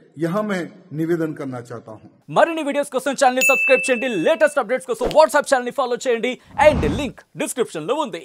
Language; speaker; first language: Hindi; native; Hindi